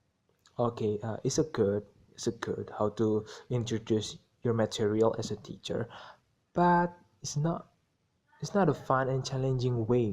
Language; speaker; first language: English; non-native, learner; Indonesian